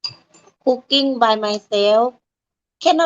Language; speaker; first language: English; non-native, learner; Thai